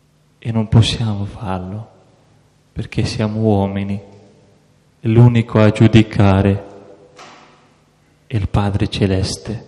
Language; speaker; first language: Italian; non-native, fluent; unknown